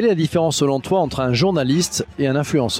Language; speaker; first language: French; native; French